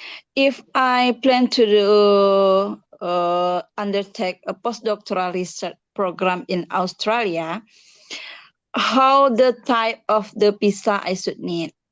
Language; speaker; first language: English; non-native, learner; Indonesian